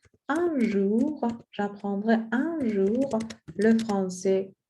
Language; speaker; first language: French; non-native, fluent; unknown